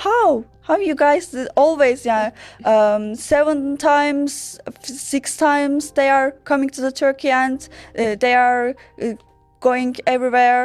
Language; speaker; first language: English; non-native, learner; Turkish